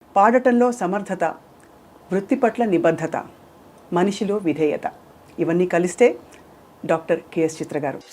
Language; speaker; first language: Telugu; native; Telugu